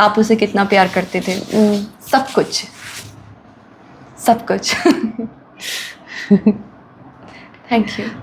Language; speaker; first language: Hindi; native; Hindi